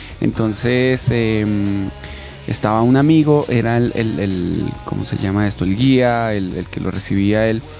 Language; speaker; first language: Spanish; native; Spanish